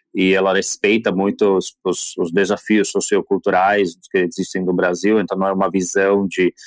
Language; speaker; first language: Portuguese; non-native, fluent; Slovak